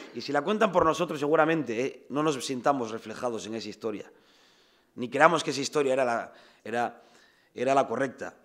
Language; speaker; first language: Spanish; native; Spanish